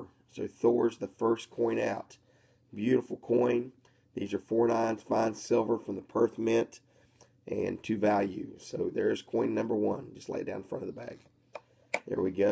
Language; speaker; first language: English; native; English